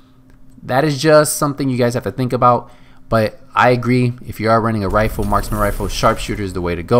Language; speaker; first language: English; native; English